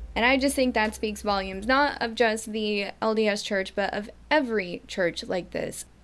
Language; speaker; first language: English; native; English